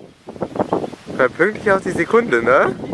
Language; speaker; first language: German; native; German